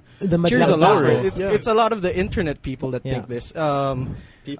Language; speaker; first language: English; non-native, local second language; Hiligaynon